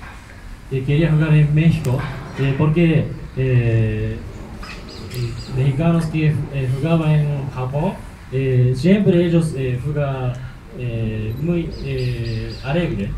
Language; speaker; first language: Spanish; non-native, learner; Japanese